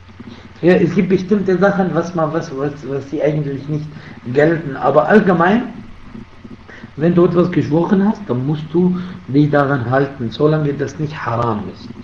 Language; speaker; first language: German; non-native, fluent; Arabic